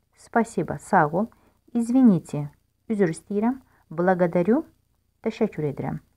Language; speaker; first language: Azerbaijani; non-native, local second language; Russian